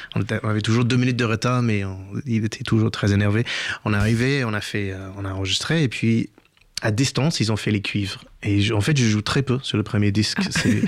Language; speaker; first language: French; non-native, fluent; English